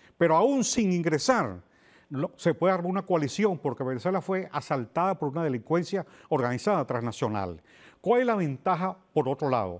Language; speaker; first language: Spanish; native; Spanish